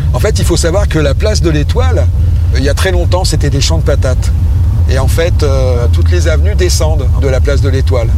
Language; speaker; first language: French; native; French